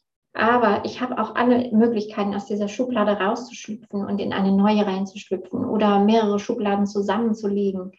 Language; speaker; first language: German; native; German